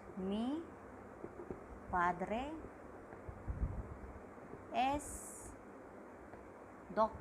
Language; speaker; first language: Spanish; non-native, learner; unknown